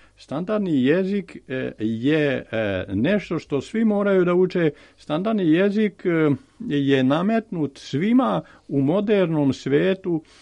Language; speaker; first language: Serbian; native; Serbian